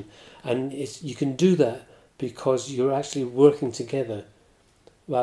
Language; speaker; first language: English; native; English